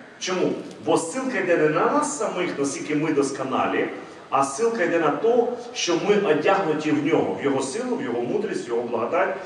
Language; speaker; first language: Ukrainian; non-native, local second language; Russian